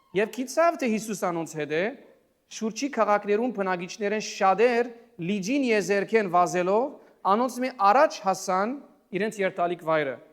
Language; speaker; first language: Armenian; early bilingual, heritage; Armenian